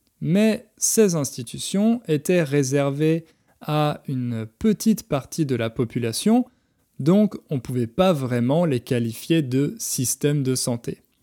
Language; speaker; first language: French; native; French